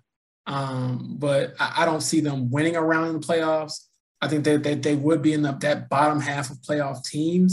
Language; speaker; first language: English; native; English